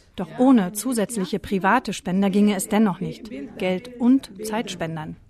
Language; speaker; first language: German; native; German